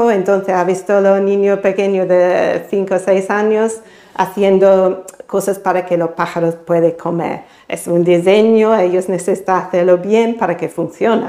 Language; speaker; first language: Spanish; non-native, fluent; English